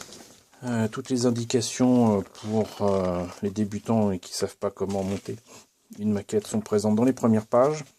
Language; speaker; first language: French; native; French